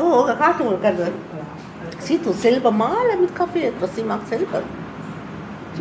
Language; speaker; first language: German; non-native, local second language; Tamil